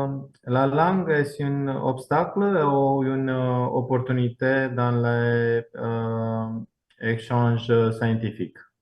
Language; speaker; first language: French; non-native, fluent; Romanian